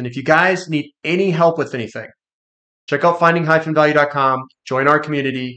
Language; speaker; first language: English; native; English